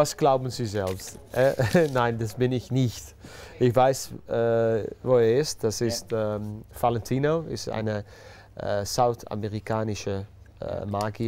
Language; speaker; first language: German; non-native, learner; Dutch